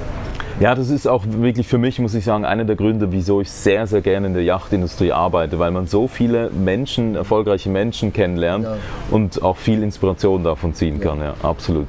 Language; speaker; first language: German; native; German